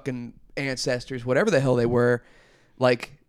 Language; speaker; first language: English; native; English